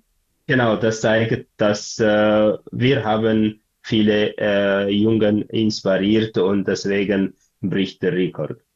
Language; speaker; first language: German; non-native, learner; Tigrinya